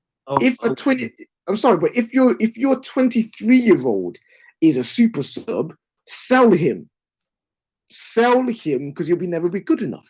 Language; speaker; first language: English; native; English